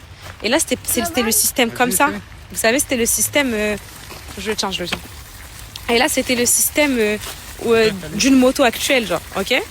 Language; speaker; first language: French; native; French